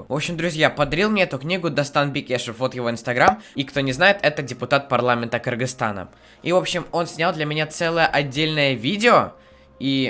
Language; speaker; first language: Russian; native; Russian